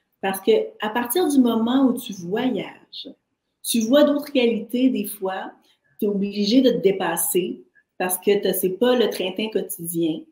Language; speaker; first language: French; native; French